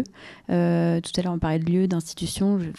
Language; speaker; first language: French; native; French